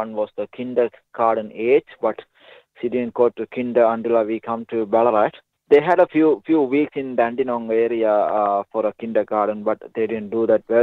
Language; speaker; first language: English; non-native, local second language; Tamil